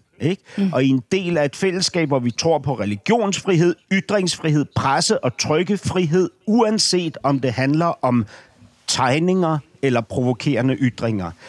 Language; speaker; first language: Danish; native; Danish